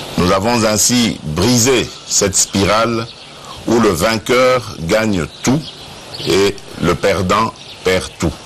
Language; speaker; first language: French; non-native, local second language; Luba-Lulua